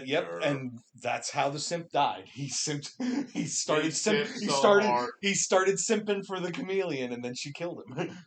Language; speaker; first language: English; native; English